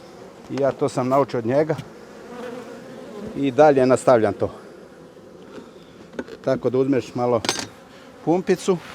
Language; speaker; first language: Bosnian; early bilingual, heritage; Serbian